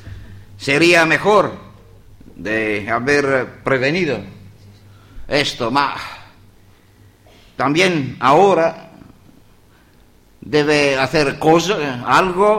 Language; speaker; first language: Spanish; non-native, learner; Greek